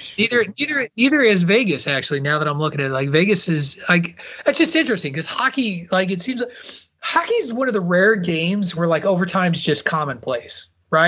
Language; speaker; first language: English; native; English